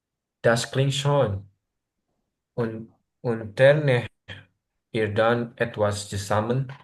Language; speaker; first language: German; non-native, learner; Indonesian